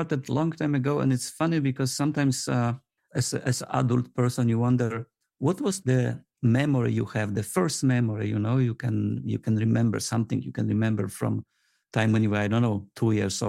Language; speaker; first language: English; non-native, fluent; Polish